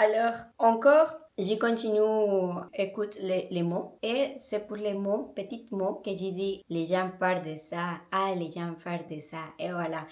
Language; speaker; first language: French; non-native, learner; Spanish